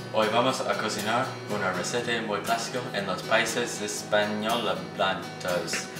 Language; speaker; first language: Spanish; non-native, learner; English